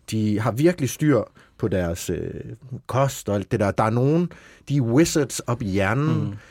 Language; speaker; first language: Danish; native; Danish